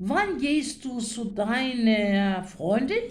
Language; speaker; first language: German; non-native, fluent; Turkish